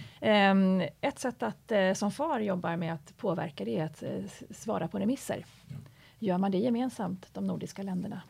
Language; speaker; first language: Swedish; native; Swedish